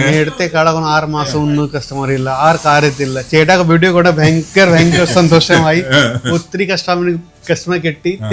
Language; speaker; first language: Malayalam; non-native, learner; Hindi